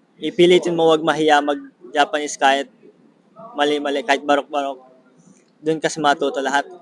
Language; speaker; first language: Filipino; native; Filipino